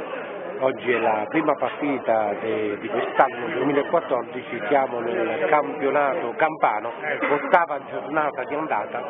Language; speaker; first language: Italian; native; Italian